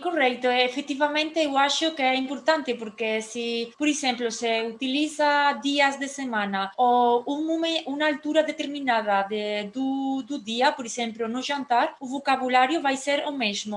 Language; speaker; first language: Portuguese; non-native, fluent; Spanish